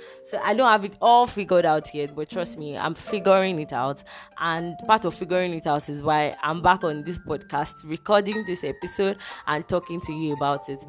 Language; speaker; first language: English; non-native, local second language; Yoruba